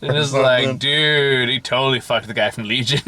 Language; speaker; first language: English; native; English